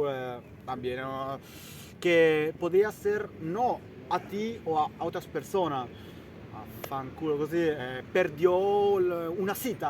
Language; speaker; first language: Spanish; early bilingual, heritage; Italian